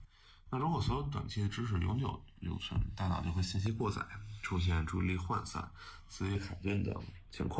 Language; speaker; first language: Chinese; native; Chinese